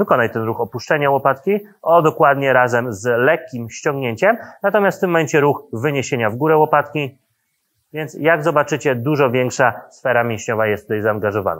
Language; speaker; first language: Polish; native; Polish